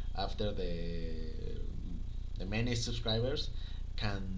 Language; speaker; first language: English; non-native, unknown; Spanish